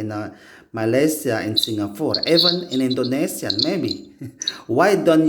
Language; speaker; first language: English; non-native, learner; Indonesian